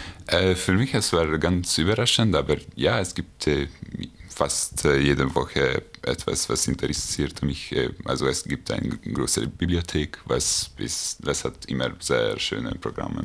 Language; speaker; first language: German; non-native, learner; Hungarian